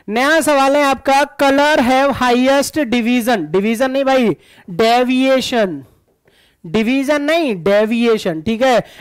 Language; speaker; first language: Hindi; native; Hindi